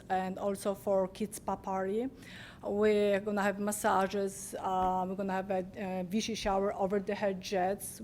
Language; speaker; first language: English; non-native, learner; Polish